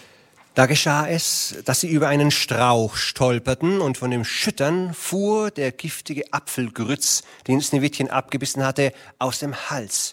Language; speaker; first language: German; native; German